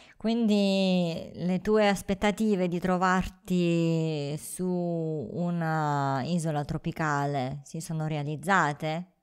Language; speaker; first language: Italian; native; Italian